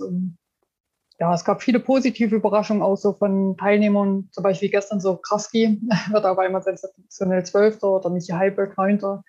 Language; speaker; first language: German; native; German